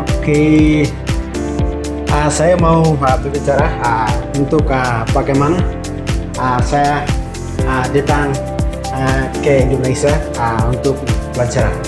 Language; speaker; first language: Indonesian; non-native, learner; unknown